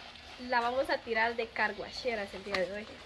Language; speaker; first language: Spanish; native; Spanish